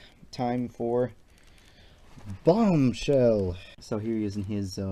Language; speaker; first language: English; native; English